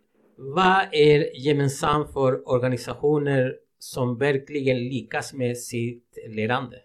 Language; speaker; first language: Swedish; non-native, fluent; Spanish